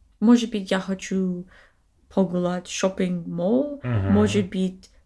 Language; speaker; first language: Russian; non-native, learner; English